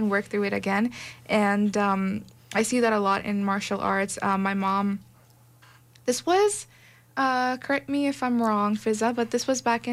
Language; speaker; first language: English; non-native, local second language; Urdu